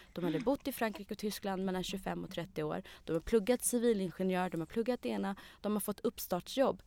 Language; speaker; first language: Swedish; early bilingual, other home language; Arabic